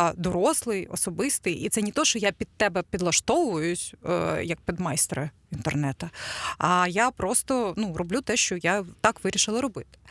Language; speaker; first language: Ukrainian; non-native, local second language; Russian